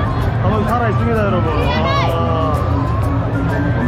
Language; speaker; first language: Korean; native; Korean